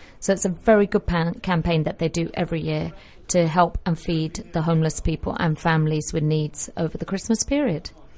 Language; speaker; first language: English; native; English